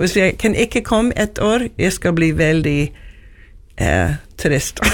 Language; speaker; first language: Norwegian; non-native, learner; English